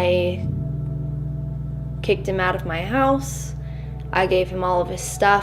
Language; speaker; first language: English; native; English